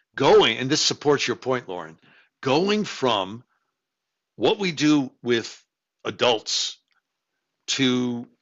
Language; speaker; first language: English; native; English